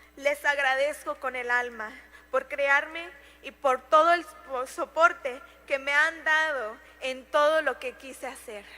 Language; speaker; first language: Spanish; early bilingual, heritage; Spanish